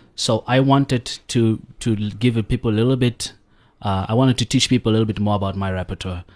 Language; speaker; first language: English; non-native, local second language; Southern Sotho